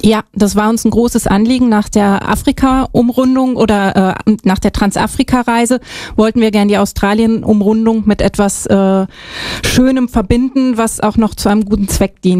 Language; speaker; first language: German; native; German